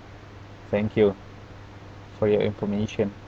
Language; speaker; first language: English; non-native, learner; Indonesian